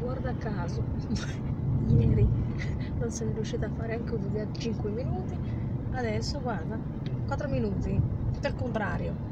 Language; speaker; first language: Italian; non-native, fluent; Arabic